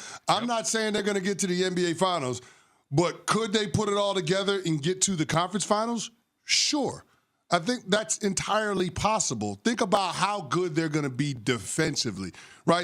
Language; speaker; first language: English; native; English